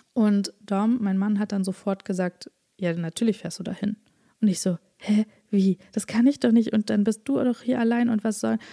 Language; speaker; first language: German; native; German